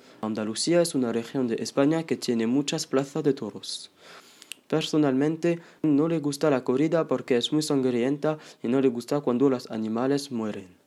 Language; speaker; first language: Spanish; non-native, learner; French